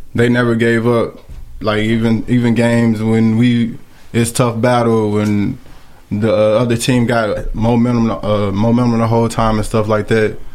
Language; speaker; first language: English; native; English